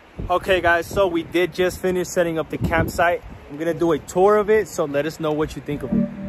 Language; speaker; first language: English; early bilingual, other home language; Spanish